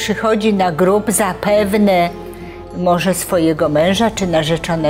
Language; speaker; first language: Polish; native; Polish